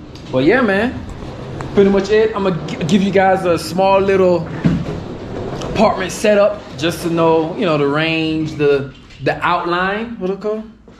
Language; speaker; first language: English; native; English